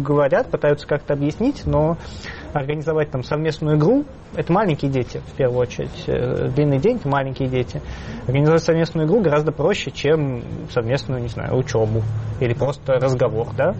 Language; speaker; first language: Russian; native; Russian